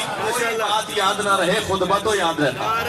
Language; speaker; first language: Urdu; native; Urdu